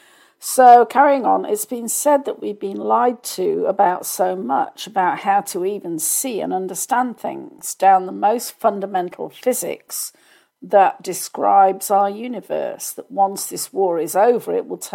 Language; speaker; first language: English; native; English